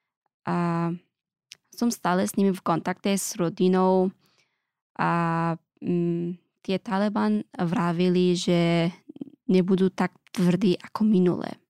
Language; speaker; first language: Slovak; non-native, learner; Pashto